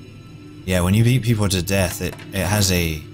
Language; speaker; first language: English; native; English